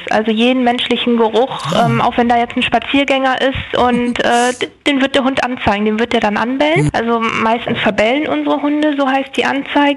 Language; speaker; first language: German; native; German